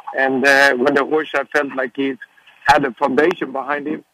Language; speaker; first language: English; non-native, fluent; Swedish